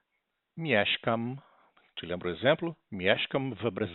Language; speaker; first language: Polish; non-native, learner; Portuguese